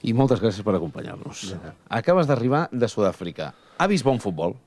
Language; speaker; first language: Catalan; native; Catalan